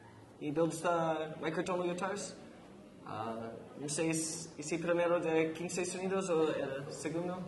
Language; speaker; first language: Spanish; non-native, learner; English